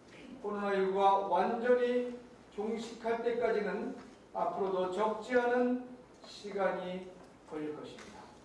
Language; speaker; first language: Korean; native; Korean